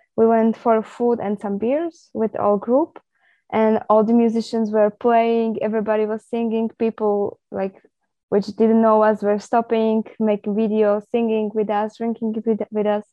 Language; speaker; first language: English; non-native, fluent; Slovak